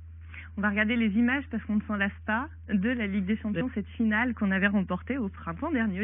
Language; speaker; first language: French; native; French